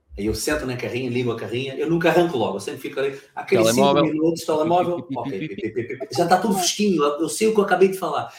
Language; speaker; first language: Portuguese; native; Portuguese